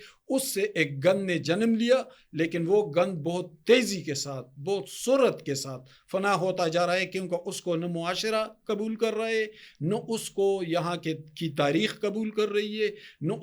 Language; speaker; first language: Urdu; native; Urdu